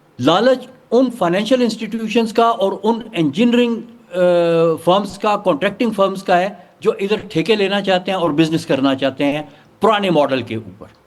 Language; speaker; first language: Urdu; non-native, local second language; Punjabi